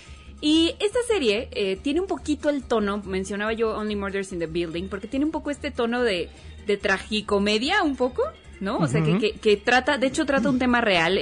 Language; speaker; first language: Spanish; native; Spanish